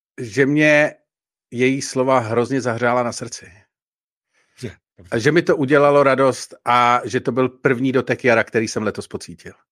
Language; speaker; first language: Czech; native; Czech